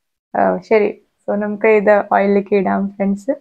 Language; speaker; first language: Malayalam; non-native, local second language; Hindi